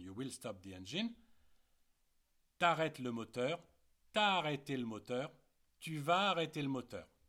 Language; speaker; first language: French; native; French